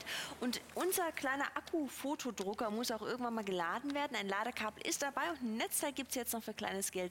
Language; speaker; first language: German; native; German